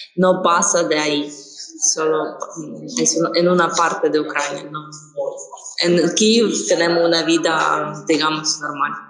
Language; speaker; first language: Spanish; non-native, fluent; Ukrainian